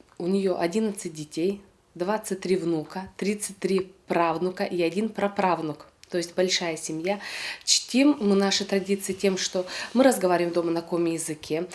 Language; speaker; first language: Russian; non-native, local second language; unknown